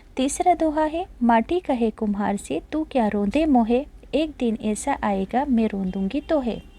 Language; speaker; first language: Hindi; native; Hindi